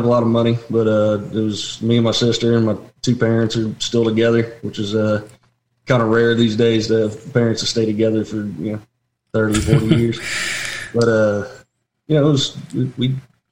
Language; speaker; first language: English; native; English